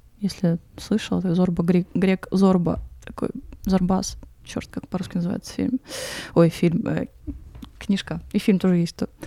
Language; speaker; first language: Russian; native; Russian